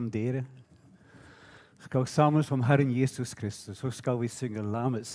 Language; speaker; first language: Norwegian; non-native, fluent; English